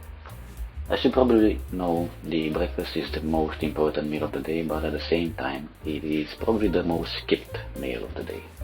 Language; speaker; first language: English; non-native, fluent; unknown